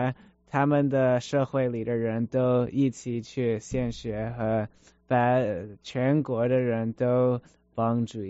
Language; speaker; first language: Chinese; early bilingual, heritage; Chinese